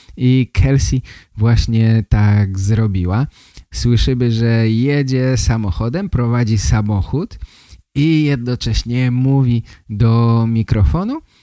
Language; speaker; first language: Polish; native; Polish